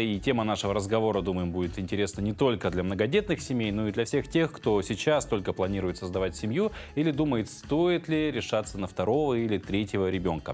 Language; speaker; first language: Russian; native; Russian